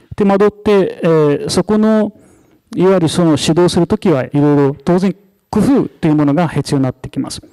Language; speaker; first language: Japanese; non-native, fluent; Arabic